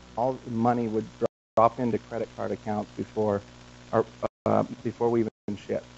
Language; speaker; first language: English; native; English